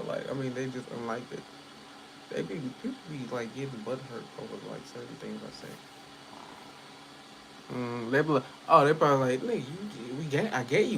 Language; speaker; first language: English; native; English